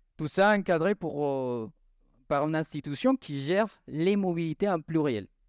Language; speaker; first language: French; non-native, fluent; Spanish